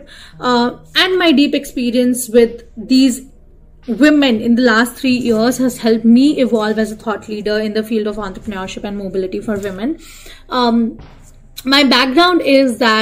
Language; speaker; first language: English; non-native, local second language; Hindi